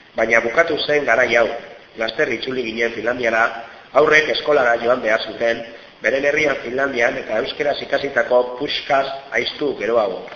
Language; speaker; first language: Basque; non-native, fluent; Finnish